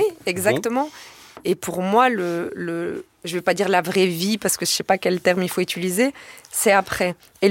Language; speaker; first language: French; native; French